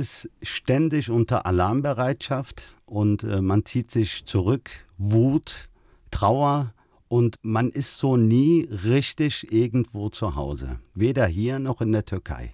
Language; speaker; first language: German; early bilingual, other home language; Turkish